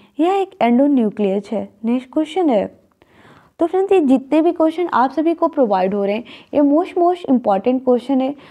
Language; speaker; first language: Hindi; native; Hindi